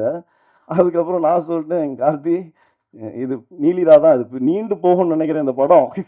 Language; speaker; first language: Tamil; native; Tamil